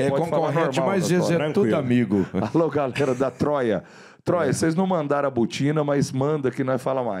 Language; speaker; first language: Portuguese; native; Portuguese